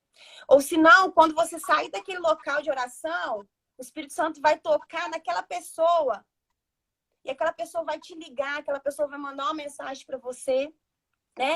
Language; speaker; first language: Portuguese; native; Portuguese